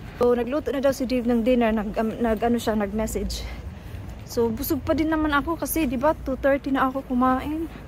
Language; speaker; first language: Filipino; native; Filipino